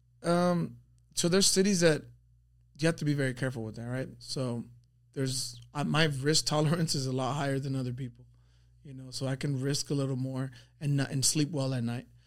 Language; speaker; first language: English; early bilingual, other home language; Spanish